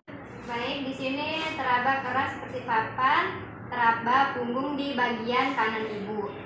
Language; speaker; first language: Indonesian; native; Indonesian